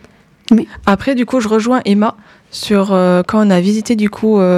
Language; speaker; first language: French; native; French